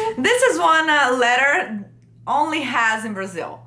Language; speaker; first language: English; non-native, learner; Portuguese